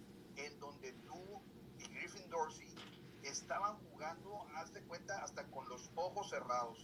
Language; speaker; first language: Spanish; native; Spanish